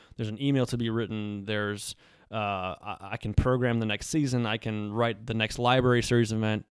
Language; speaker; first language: English; early bilingual, other home language; Polish